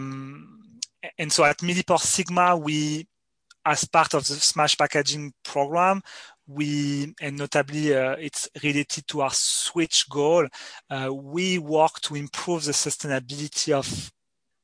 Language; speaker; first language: English; non-native, fluent; French